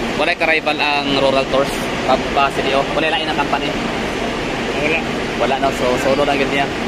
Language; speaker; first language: Filipino; non-native, local second language; Cebuano